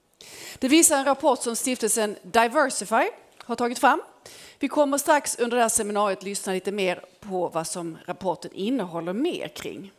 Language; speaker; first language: Swedish; native; Swedish